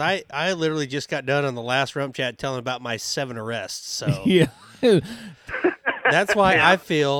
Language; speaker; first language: English; native; English